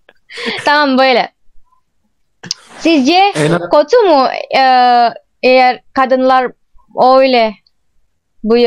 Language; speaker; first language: Turkish; non-native, learner; Indonesian